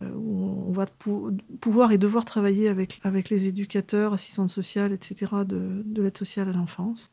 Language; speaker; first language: French; native; French